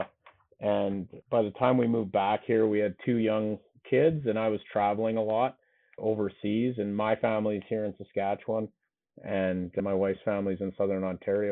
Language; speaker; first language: English; native; English